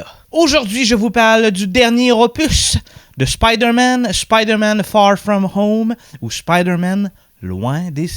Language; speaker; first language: French; native; French